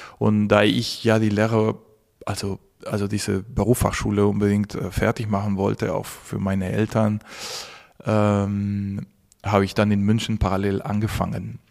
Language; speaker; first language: German; non-native, fluent; Spanish